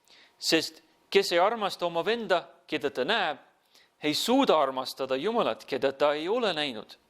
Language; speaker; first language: Estonian; non-native, fluent; English